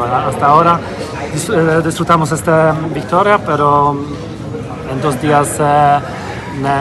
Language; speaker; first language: Spanish; non-native, fluent; Polish